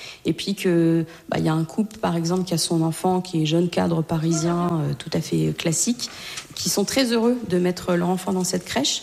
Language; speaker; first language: French; native; French